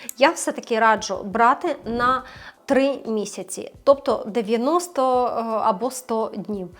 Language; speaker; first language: Ukrainian; non-native, local second language; Russian